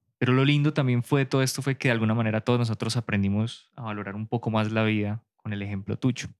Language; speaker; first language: Spanish; native; Spanish